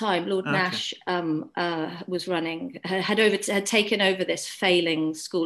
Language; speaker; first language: English; native; English